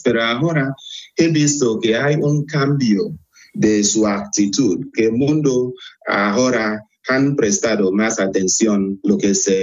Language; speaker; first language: Spanish; non-native, fluent; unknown